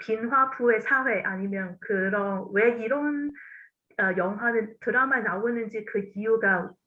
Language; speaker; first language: Korean; non-native, fluent; Cantonese